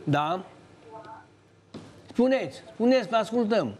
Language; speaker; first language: Romanian; native; Romanian